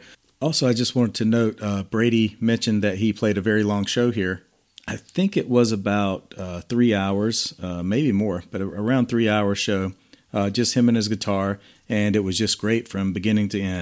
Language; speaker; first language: English; native; English